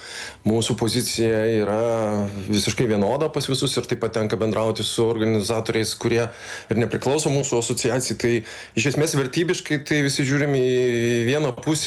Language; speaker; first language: Lithuanian; native; Lithuanian